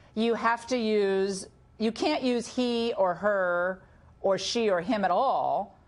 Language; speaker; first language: English; native; English